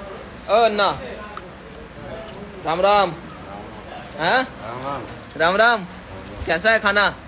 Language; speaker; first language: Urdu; non-native, local second language; Gujarati